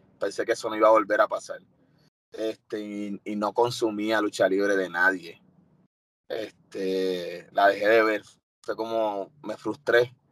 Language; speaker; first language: Spanish; native; Spanish